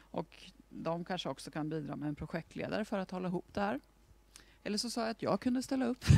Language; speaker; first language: Swedish; native; Swedish